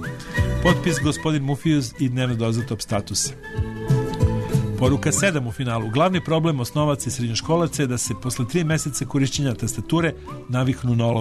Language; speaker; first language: Serbian; native; Serbian